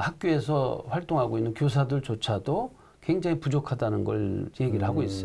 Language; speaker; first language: Korean; native; Korean